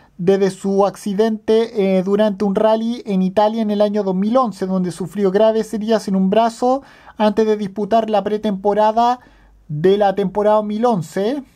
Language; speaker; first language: Spanish; native; Spanish